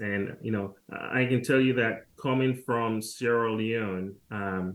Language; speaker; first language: English; non-native, local second language; Krio